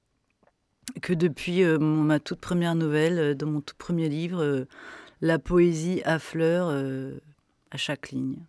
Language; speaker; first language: French; native; French